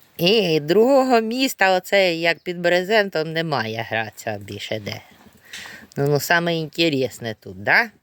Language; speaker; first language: Ukrainian; native; Ukrainian